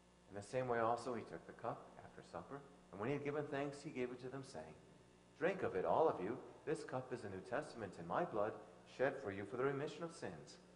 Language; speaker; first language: English; native; English